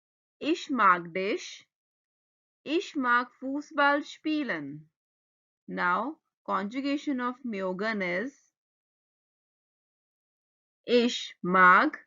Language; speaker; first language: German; non-native, fluent; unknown